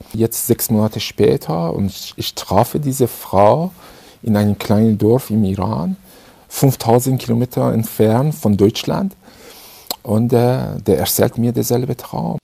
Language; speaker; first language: German; non-native, fluent; Persian